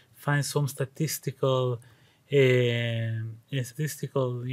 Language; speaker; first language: English; non-native, fluent; Hebrew